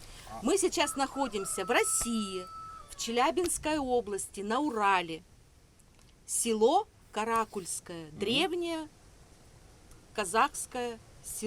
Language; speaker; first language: Russian; native; Russian